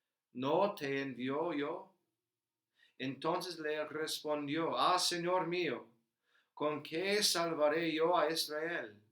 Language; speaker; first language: Spanish; non-native, fluent; English